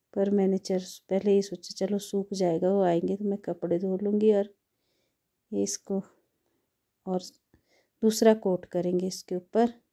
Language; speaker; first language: Hindi; native; Hindi